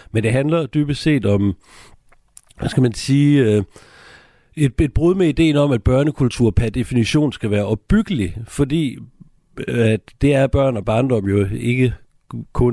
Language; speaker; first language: Danish; native; Danish